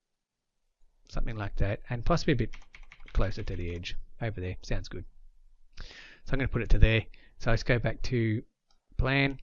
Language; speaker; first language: English; native; English